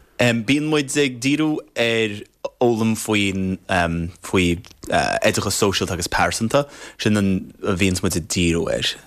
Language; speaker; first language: Irish; non-native, fluent; English